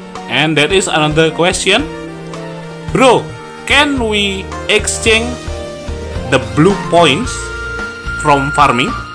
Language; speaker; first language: English; non-native, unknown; Indonesian